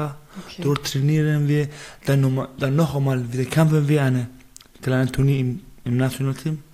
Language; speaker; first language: German; non-native, learner; Persian